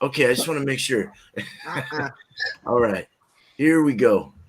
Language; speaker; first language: English; native; English